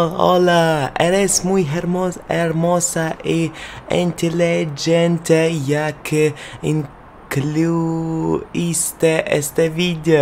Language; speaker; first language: Spanish; non-native, learner; Russian